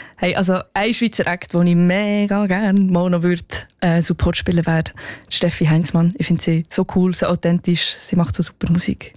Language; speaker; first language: German; native; German